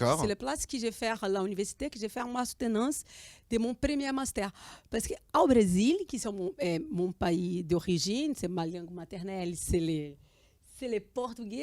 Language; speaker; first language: French; non-native, fluent; Portuguese